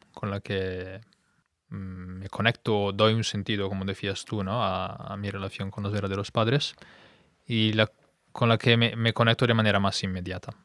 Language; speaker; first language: Spanish; non-native, fluent; Italian